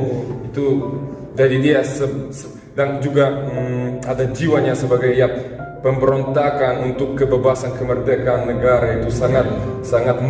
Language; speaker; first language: Indonesian; non-native, fluent; Russian